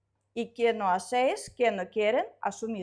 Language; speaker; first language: Spanish; non-native, learner; Russian